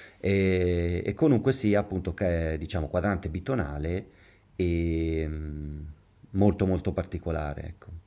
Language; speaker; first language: Italian; native; Italian